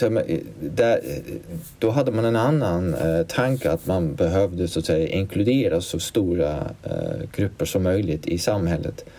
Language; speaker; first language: Swedish; non-native, fluent; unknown